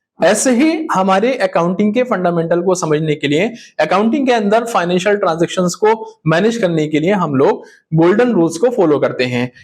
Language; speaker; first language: Hindi; native; Hindi